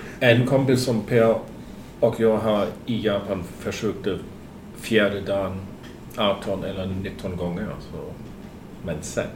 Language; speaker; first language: Swedish; non-native, fluent; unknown